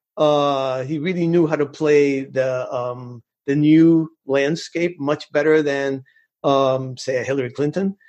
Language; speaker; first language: English; early bilingual, other home language; Spanish